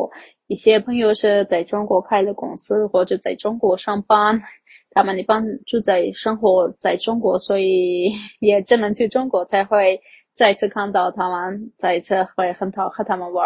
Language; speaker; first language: Chinese; non-native, fluent; Armenian